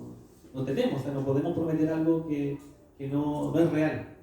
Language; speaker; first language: Spanish; native; Spanish